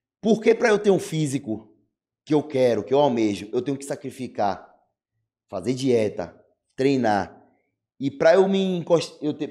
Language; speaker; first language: Portuguese; native; Portuguese